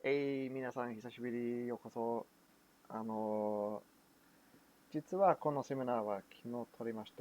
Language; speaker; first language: Japanese; non-native, fluent; English